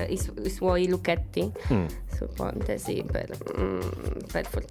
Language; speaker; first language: Italian; non-native, fluent; Polish